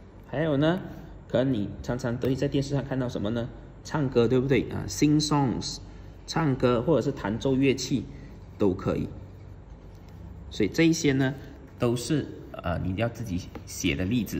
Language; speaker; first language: Chinese; native; Chinese